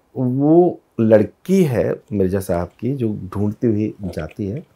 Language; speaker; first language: Hindi; native; Hindi